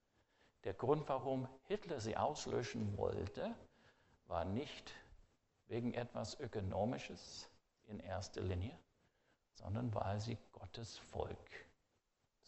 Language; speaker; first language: German; non-native, fluent; English